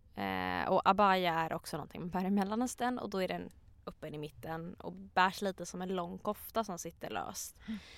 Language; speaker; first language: Swedish; native; Swedish